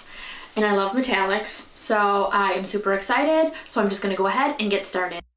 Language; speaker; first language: English; native; English